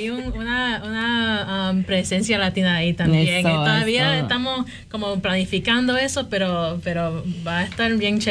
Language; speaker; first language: Spanish; early bilingual, heritage; Spanish